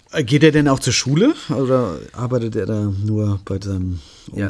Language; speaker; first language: German; native; German